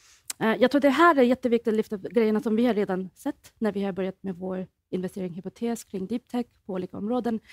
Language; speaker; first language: Swedish; non-native, fluent; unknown